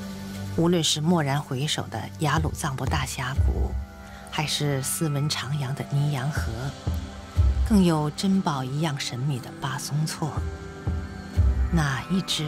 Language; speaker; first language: Chinese; native; Chinese